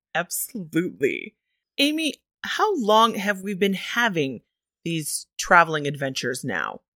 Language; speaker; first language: English; native; English